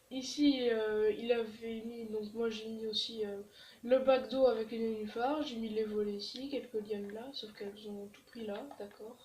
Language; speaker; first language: French; native; French